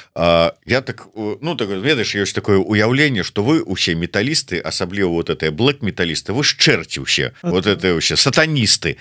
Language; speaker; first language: Belarusian; native; Belarusian